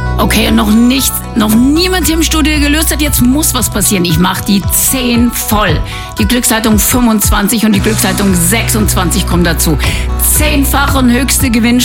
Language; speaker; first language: German; native; German